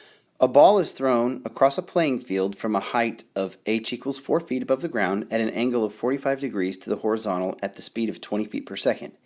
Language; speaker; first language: English; native; English